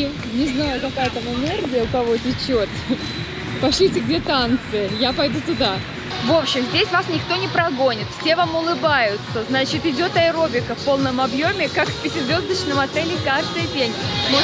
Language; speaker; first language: Russian; native; Russian